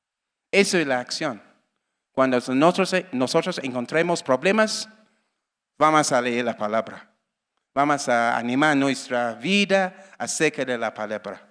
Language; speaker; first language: Spanish; non-native, learner; English